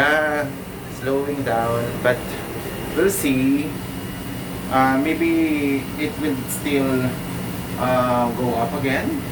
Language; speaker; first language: English; non-native, local second language; Filipino